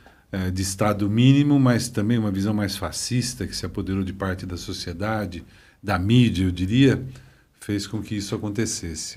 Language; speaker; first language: Portuguese; native; Portuguese